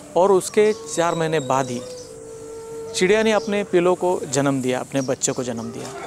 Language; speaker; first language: Hindi; non-native, local second language; Marathi